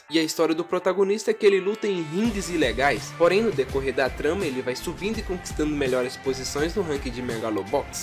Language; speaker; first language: Portuguese; native; Portuguese